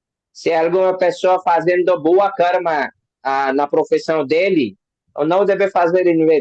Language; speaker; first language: Portuguese; non-native, learner; Hindi